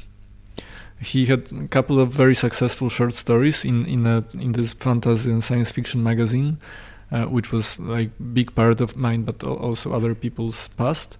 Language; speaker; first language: English; non-native, fluent; Polish